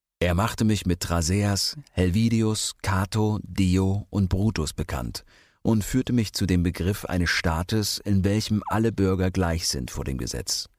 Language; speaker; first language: German; native; German